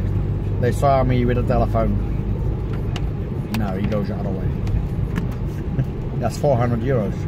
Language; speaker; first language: English; non-native, learner; Dutch